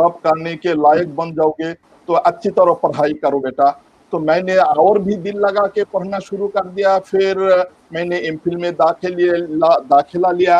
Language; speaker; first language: Urdu; non-native, local second language; Bangla